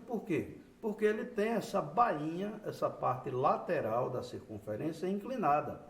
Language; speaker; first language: Portuguese; native; Portuguese